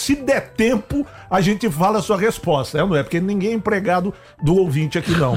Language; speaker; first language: Portuguese; native; Portuguese